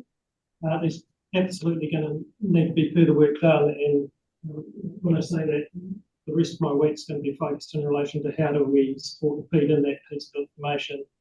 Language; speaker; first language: English; native; English